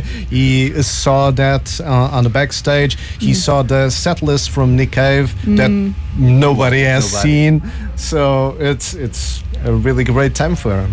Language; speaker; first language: English; non-native, fluent; Portuguese